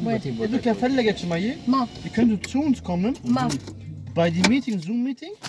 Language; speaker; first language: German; early bilingual, other home language; Amharic